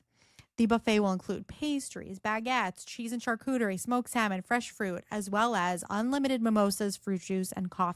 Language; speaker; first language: English; native; English